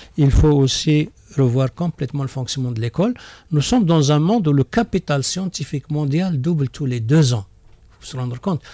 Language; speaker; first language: French; non-native, local second language; Arabic